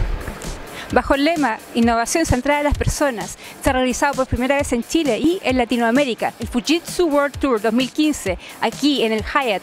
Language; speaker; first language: Spanish; native; Spanish